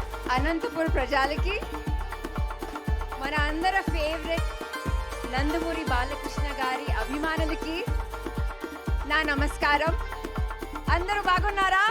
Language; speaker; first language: Telugu; non-native, fluent; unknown